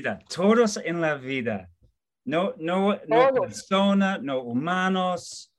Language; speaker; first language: Spanish; non-native, learner; English